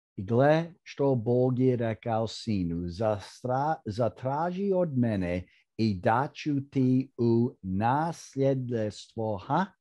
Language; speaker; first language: Croatian; early bilingual, heritage; Croatian